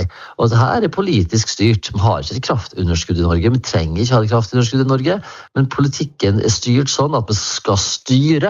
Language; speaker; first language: Norwegian; native; Norwegian